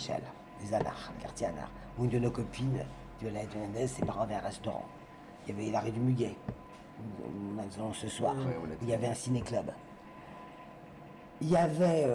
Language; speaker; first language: French; native; French